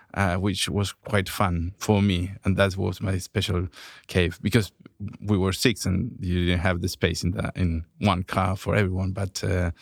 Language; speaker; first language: English; non-native, fluent; Spanish